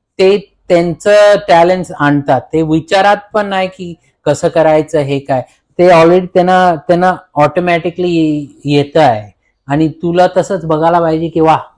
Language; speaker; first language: Marathi; early bilingual, heritage; Marathi